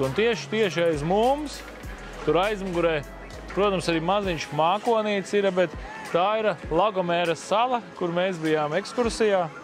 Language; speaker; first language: Latvian; native; Latvian